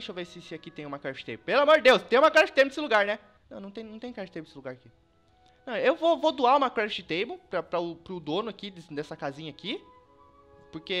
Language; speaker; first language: Portuguese; native; Portuguese